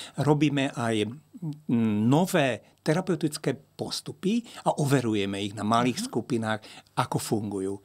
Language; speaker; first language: Slovak; non-native, local second language; Hungarian